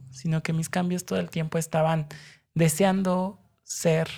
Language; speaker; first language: Spanish; native; Spanish